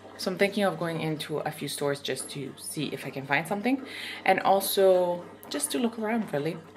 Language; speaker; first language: English; non-native, fluent; Italian